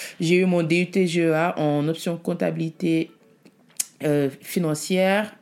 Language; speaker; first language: French; non-native, local second language; Wolof